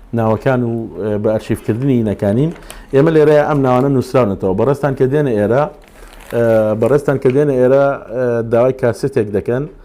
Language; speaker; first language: Central Kurdish; non-native, local second language; Gurani